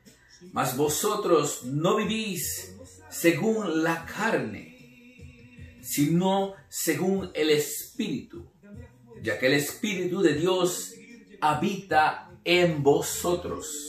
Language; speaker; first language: Spanish; native; Spanish